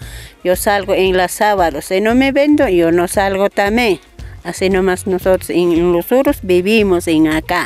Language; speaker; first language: Spanish; non-native, local second language; Aymara